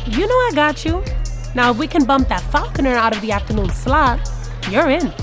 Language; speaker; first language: English; native; English